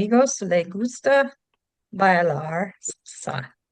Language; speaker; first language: Spanish; non-native, learner; English